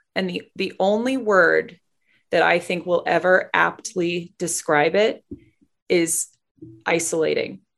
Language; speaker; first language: English; native; English